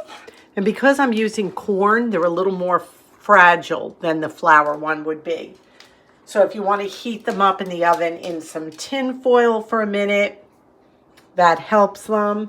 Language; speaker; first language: English; native; English